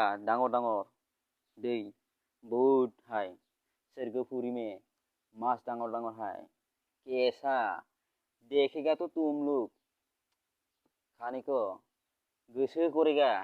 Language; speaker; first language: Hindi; non-native, local second language; Bodo